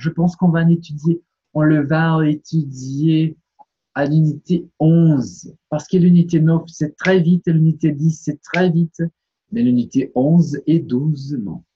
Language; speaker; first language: French; non-native, fluent; Portuguese